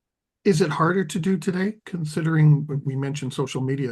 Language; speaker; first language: English; native; English